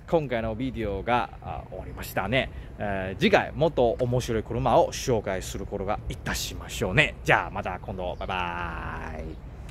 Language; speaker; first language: Japanese; non-native, learner; Chinese